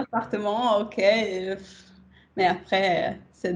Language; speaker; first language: French; non-native, fluent; Italian